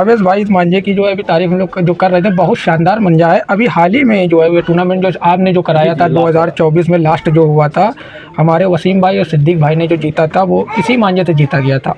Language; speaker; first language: Hindi; native; Hindi